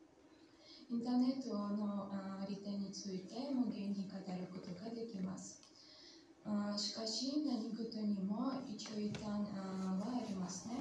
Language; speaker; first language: Japanese; non-native, fluent; Armenian